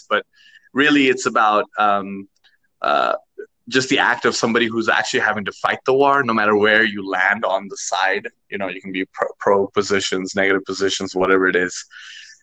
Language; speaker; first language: English; non-native, local second language; Nepali